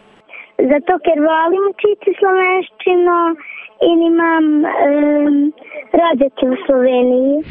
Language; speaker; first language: Slovenian; non-native, learner; Serbian